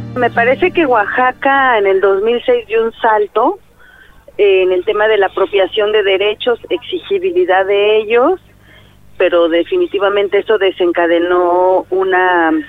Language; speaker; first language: Spanish; native; Spanish